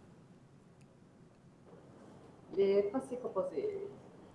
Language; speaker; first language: French; non-native, learner; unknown